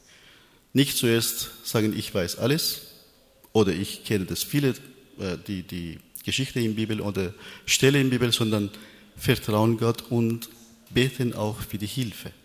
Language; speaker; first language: German; non-native, learner; Persian